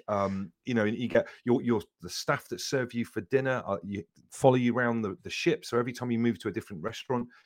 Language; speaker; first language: English; native; English